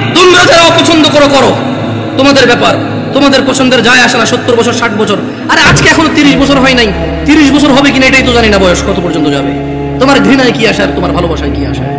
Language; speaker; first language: Bangla; early bilingual, heritage; Bangla